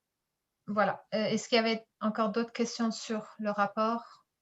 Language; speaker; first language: French; native; French